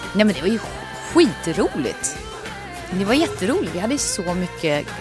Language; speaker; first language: Swedish; native; Swedish